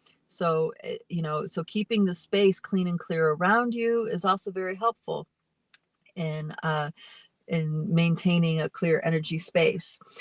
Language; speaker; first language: English; native; English